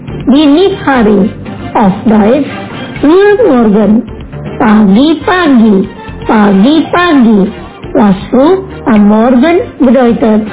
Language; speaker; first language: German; non-native, fluent; Indonesian